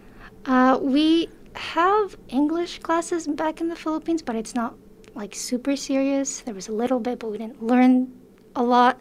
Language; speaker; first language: English; early bilingual, other home language; Filipino